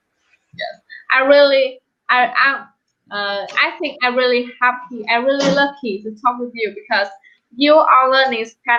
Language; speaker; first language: English; non-native, learner; Vietnamese